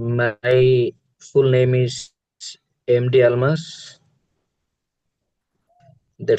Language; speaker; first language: English; non-native, learner; Bangla